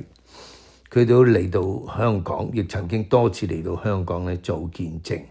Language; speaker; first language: Chinese; non-native, local second language; Cantonese